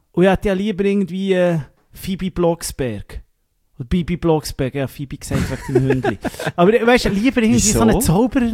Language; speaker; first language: German; native; German